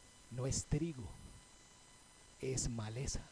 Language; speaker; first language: Spanish; native; Spanish